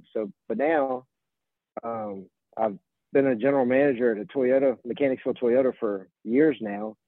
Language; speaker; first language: English; native; English